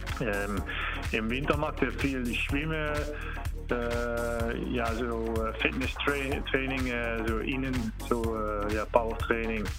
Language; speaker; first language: German; non-native, learner; Dutch